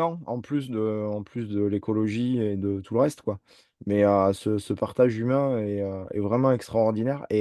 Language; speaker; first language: French; native; French